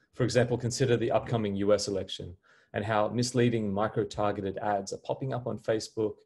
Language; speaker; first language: English; native; English